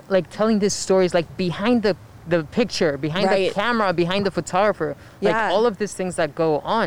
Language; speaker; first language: English; non-native, fluent; Spanish